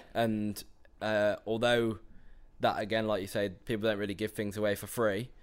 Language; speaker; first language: English; native; English